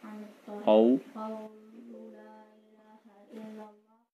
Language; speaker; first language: Arabic; non-native, learner; Indonesian